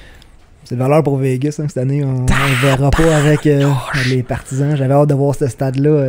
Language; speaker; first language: French; native; French